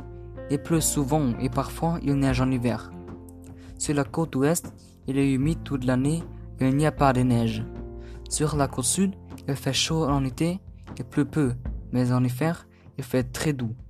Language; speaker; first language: French; non-native, learner; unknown